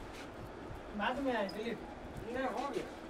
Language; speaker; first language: Hindi; native; Hindi